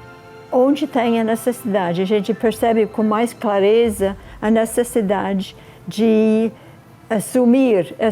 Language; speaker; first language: Portuguese; non-native, fluent; English